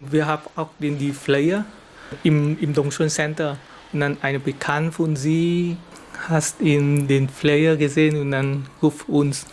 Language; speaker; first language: German; non-native, fluent; Vietnamese